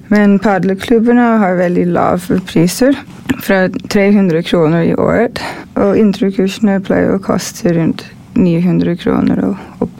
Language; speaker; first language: Norwegian; non-native, fluent; English